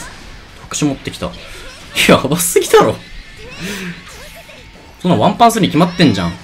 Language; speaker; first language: Japanese; native; Japanese